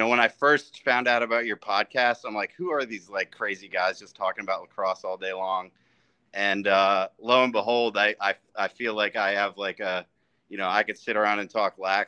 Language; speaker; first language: English; native; English